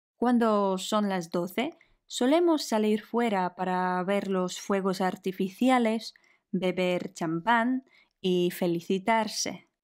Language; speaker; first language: Spanish; non-native, fluent; Polish